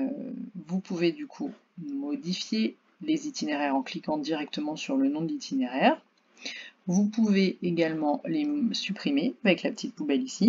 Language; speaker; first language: French; native; French